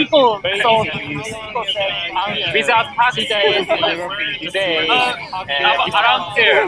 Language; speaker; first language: English; non-native, learner; Japanese